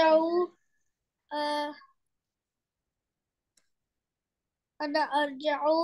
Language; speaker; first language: Arabic; non-native, learner; Urdu